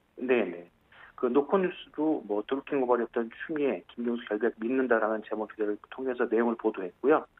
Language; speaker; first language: Korean; native; Korean